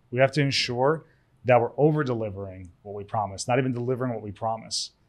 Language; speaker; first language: English; early bilingual, other home language; Turkish